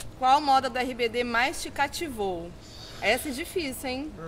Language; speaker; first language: Portuguese; native; Portuguese